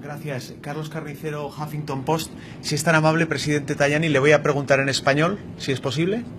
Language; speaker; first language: Spanish; native; Spanish